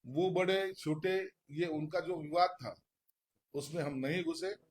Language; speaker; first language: Hindi; non-native, local second language; Marathi